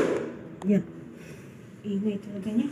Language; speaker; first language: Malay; non-native, learner; Filipino